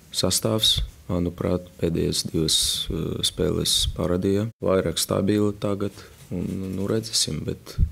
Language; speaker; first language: Latvian; non-native, local second language; Russian